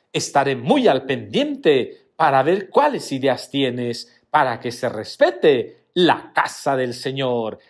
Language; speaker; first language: Spanish; native; Spanish